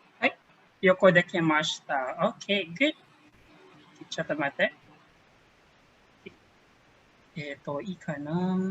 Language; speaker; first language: Japanese; non-native, fluent; Filipino